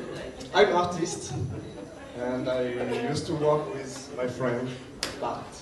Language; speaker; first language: English; non-native, learner; French